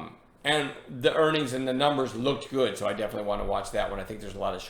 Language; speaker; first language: English; native; English